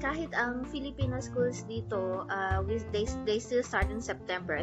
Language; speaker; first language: English; non-native, local second language; Filipino